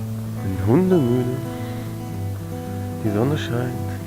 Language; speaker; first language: German; native; German